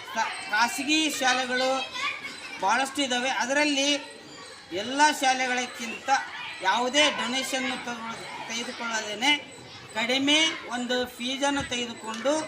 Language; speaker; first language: Kannada; native; Kannada